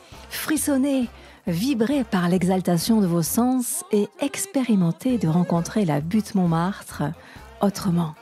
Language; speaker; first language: French; non-native, fluent; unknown